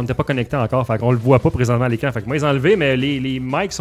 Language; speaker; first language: French; native; French